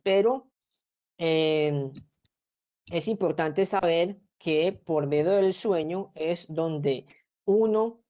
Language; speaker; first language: Spanish; native; Spanish